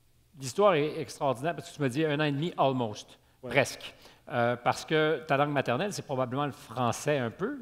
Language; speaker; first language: French; native; French